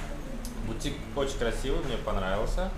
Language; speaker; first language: Russian; non-native, local second language; Uzbek